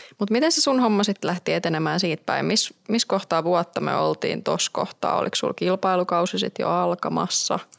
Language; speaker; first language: Finnish; native; Finnish